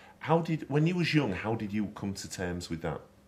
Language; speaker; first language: English; native; English